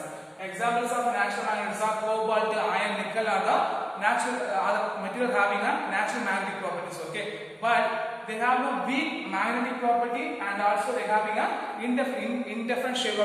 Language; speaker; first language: English; non-native, local second language; Tamil